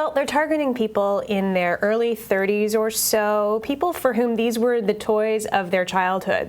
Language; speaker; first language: English; native; English